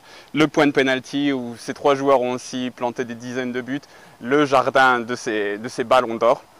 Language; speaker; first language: French; native; French